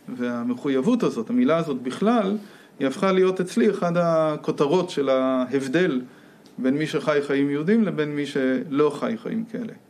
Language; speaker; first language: Hebrew; non-native, fluent; English